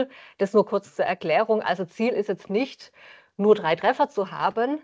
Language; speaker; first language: German; native; German